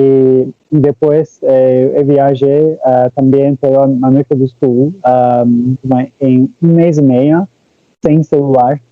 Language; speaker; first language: Portuguese; non-native, learner; Turkish